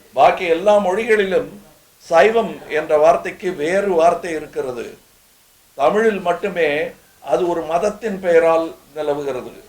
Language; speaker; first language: Tamil; native; Tamil